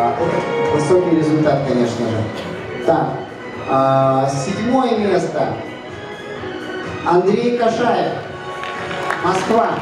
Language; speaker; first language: Russian; native; Russian